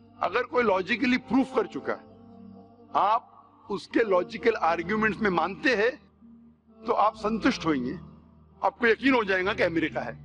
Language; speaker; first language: Hindi; non-native, local second language; Konkani